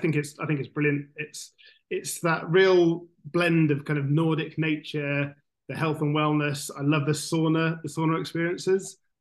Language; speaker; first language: English; native; English